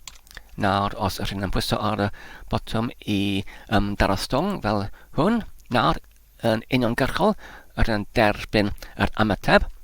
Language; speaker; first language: Welsh; non-native, learner; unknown